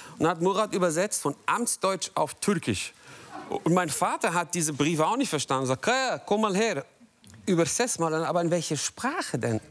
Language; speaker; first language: German; native; German